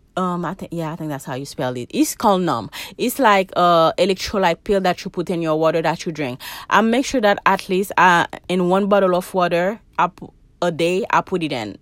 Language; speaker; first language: English; non-native, fluent; Haitian Creole